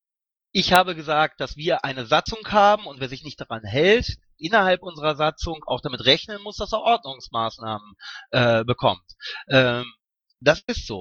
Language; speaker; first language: German; native; German